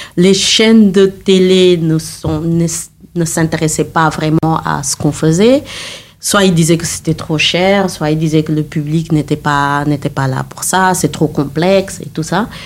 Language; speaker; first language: French; non-native, local second language; Wolof